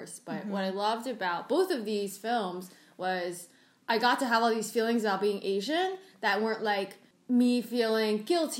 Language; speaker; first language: English; early bilingual, other home language; Cantonese